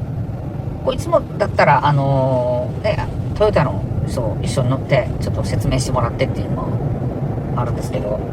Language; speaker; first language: Japanese; native; Japanese